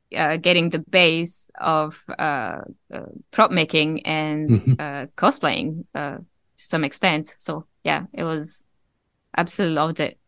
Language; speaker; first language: English; non-native, fluent; French